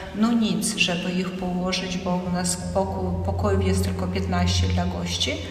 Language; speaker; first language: Polish; non-native, fluent; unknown